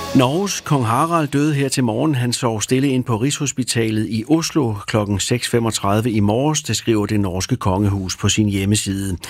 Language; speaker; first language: Danish; native; Danish